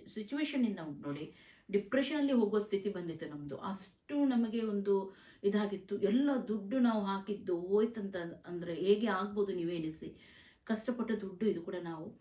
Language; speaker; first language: Kannada; native; Kannada